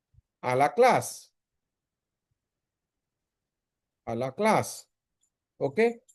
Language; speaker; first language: French; non-native, learner; Hindi